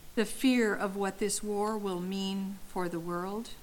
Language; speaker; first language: English; native; English